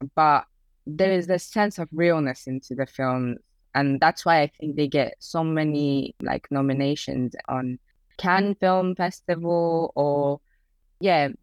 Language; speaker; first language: English; early bilingual, other home language; Persian